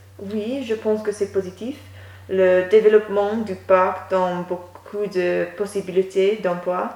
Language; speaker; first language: French; non-native, learner; English